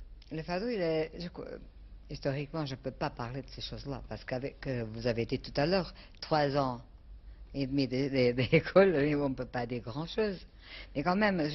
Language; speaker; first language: French; non-native, fluent; Portuguese